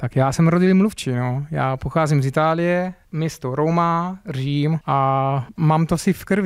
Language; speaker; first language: Czech; non-native, fluent; Italian